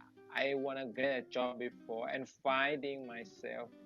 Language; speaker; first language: English; non-native, learner; Thai